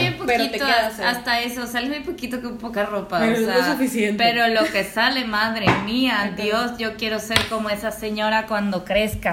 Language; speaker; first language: Spanish; native; Spanish